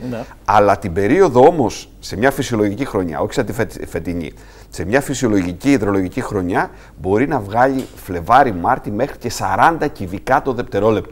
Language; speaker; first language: Greek; native; Greek